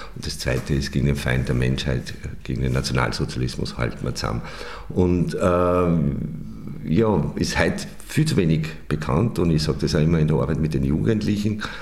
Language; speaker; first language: German; native; German